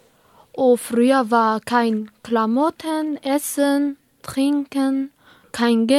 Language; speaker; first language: German; early bilingual, other home language; Kurdish